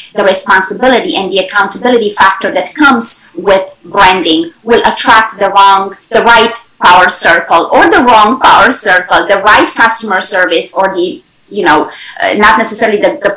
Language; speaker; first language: English; non-native, fluent; Romanian